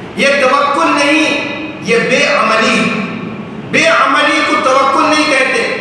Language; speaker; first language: Urdu; native; Urdu